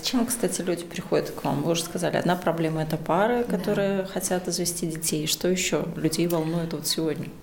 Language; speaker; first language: Russian; native; Russian